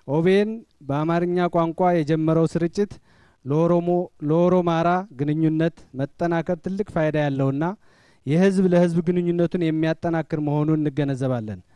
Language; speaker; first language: Amharic; native; Amharic